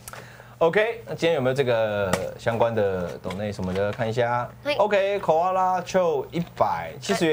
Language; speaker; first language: Chinese; native; Chinese